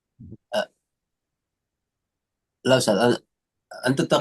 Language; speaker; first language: Arabic; non-native, learner; Indonesian